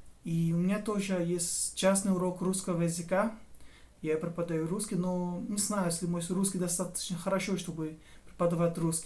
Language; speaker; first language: Russian; non-native, fluent; Portuguese